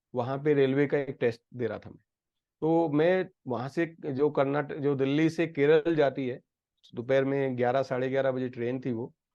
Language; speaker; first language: Hindi; native; Hindi